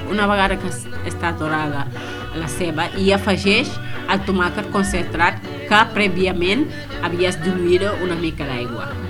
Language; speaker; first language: Catalan; non-native, fluent; Wolof